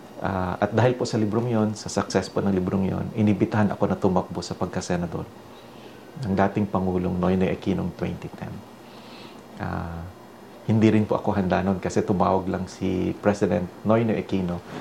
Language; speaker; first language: Filipino; non-native, local second language; Hiligaynon